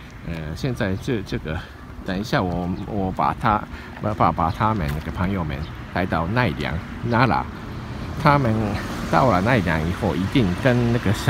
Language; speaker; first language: Chinese; non-native, fluent; Japanese